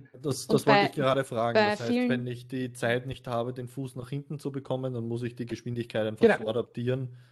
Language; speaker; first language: German; native; German